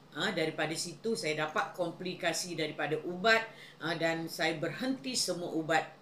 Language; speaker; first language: Malay; native; Malay